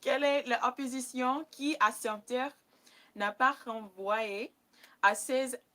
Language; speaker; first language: French; non-native, learner; English